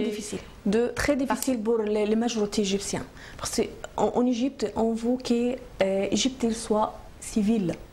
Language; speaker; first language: French; non-native, learner; Arabic